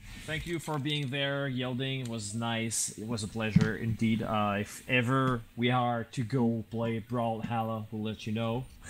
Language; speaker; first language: English; non-native, fluent; French